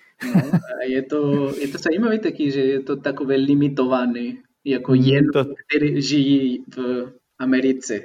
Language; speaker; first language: Czech; non-native, fluent; Spanish